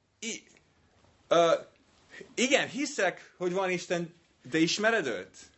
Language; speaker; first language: Hungarian; non-native, fluent; English